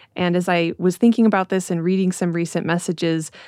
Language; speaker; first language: English; native; English